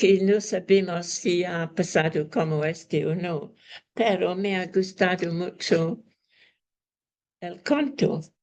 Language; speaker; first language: Spanish; non-native, learner; English